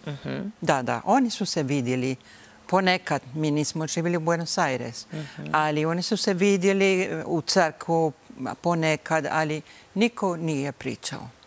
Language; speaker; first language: Bosnian; early bilingual, heritage; Bosnian